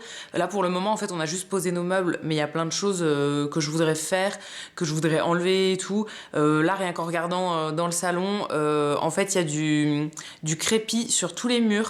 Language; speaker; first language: French; native; French